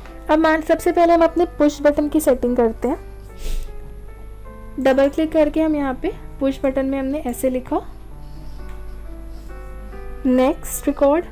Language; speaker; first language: Hindi; native; Hindi